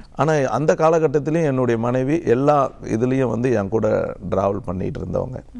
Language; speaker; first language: Tamil; native; Tamil